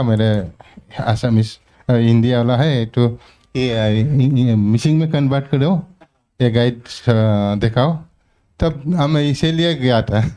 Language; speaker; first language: Hindi; non-native, local second language; Mising